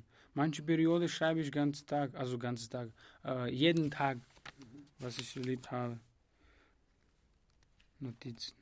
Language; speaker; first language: German; non-native, fluent; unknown